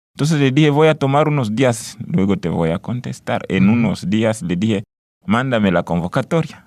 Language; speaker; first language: Spanish; non-native, fluent; Swahili